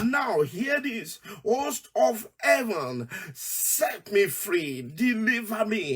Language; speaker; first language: English; non-native, local second language; Yoruba